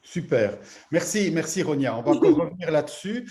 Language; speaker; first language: French; native; French